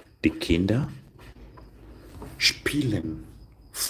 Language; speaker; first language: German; non-native, learner; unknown